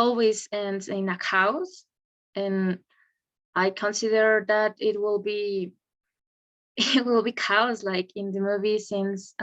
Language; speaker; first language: English; non-native, learner; Spanish